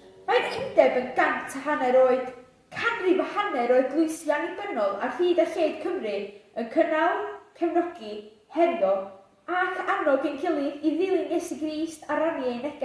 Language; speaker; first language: Welsh; native; Welsh